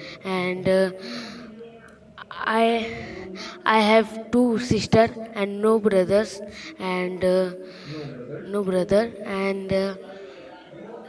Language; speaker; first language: English; non-native, learner; Hindi